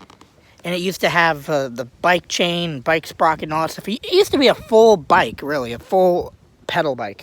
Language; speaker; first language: English; native; English